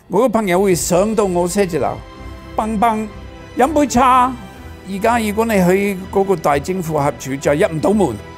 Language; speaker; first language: Chinese; non-native, fluent; English